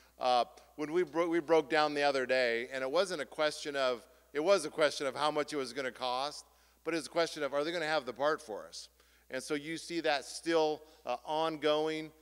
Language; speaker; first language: English; native; English